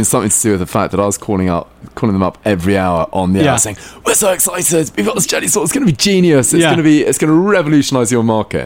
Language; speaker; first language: English; native; English